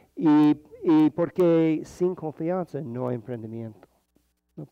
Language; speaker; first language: Spanish; non-native, fluent; English